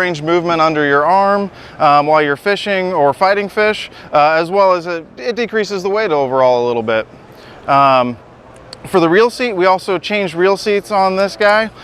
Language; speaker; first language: English; native; English